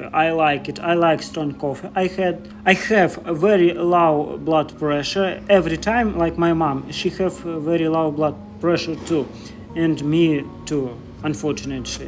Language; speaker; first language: English; non-native, learner; Russian